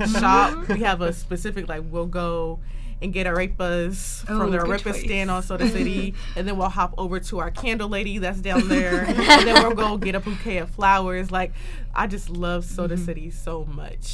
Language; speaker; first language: English; native; English